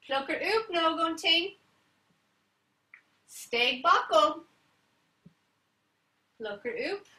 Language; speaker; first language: Swedish; non-native, learner; English